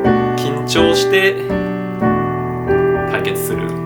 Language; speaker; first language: Japanese; native; Japanese